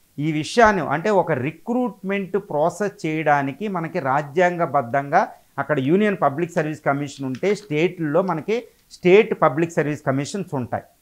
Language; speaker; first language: Telugu; native; Telugu